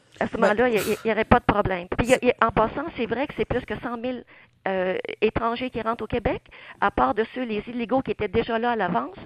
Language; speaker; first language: French; native; French